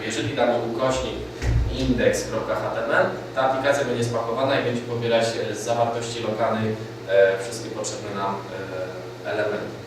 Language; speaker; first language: Polish; native; Polish